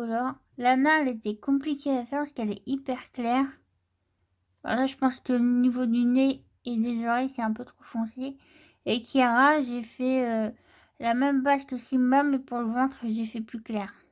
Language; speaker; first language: French; native; French